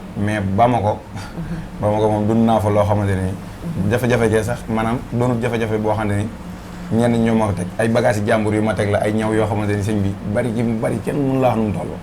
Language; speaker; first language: Wolof; native; Wolof